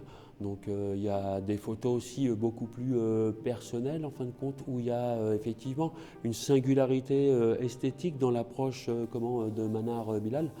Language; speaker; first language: French; native; French